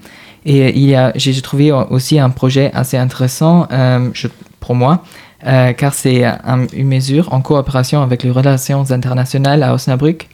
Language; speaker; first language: French; non-native, fluent; German